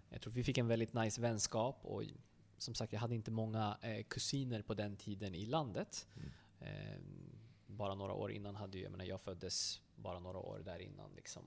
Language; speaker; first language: Swedish; native; Swedish